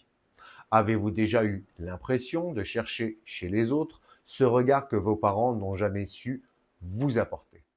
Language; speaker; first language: French; native; French